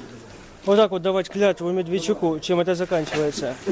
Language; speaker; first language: Russian; native; Russian